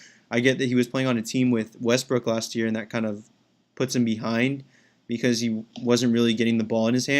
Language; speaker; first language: English; native; English